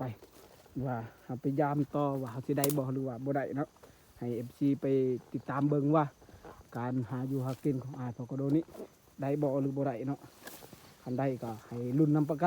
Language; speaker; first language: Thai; non-native, local second language; Northeastern Thai